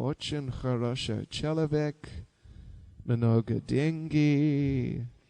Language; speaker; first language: Russian; non-native, learner; English